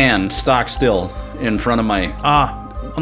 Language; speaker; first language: English; native; English